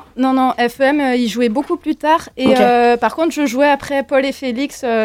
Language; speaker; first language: French; native; French